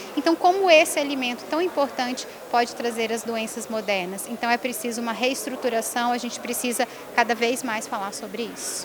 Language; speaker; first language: Portuguese; native; Portuguese